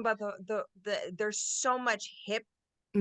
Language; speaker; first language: English; native; English